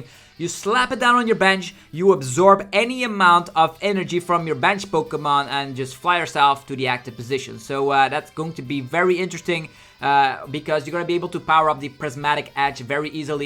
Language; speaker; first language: English; non-native, fluent; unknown